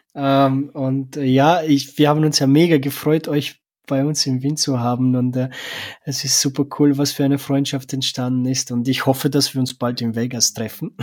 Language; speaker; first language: German; non-native, fluent; Romanian